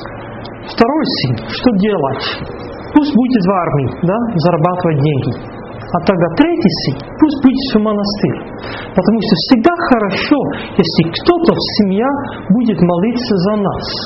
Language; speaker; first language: Russian; non-native, fluent; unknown